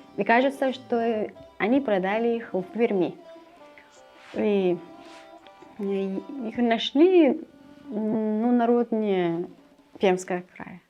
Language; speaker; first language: Russian; non-native, learner; Persian